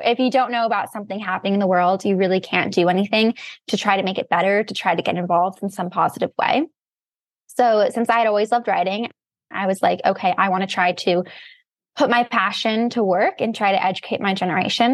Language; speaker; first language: English; native; English